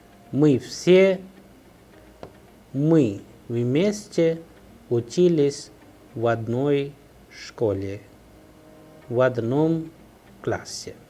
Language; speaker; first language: Russian; non-native, fluent; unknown